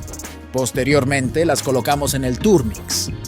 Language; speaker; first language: Spanish; native; Spanish